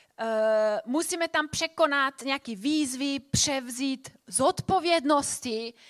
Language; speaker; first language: Czech; non-native, fluent; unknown